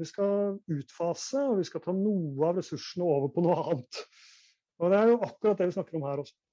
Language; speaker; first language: Norwegian; native; Norwegian